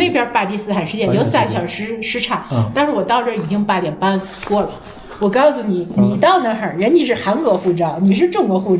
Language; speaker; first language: Chinese; native; Chinese